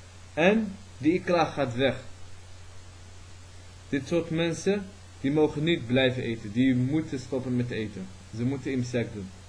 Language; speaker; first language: Dutch; early bilingual, other home language; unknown